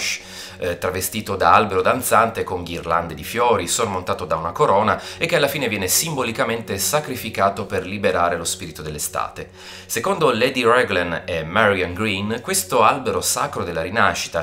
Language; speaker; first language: Italian; native; Italian